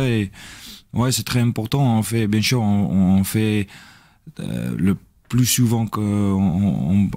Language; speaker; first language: French; non-native, learner; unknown